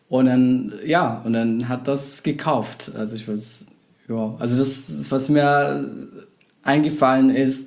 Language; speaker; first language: German; non-native, fluent; Arabic